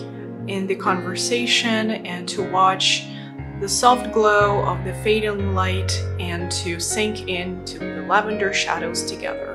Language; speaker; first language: English; non-native, fluent; Russian